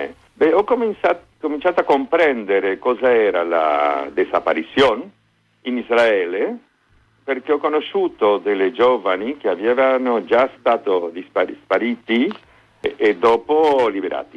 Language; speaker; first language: Italian; non-native, fluent; Spanish